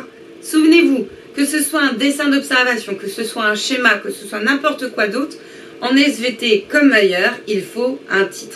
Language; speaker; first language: French; native; French